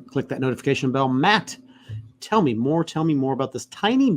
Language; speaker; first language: English; native; English